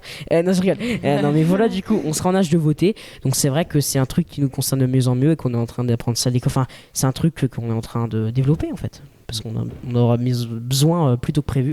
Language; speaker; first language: French; native; French